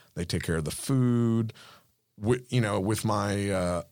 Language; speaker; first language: English; non-native, fluent; Spanish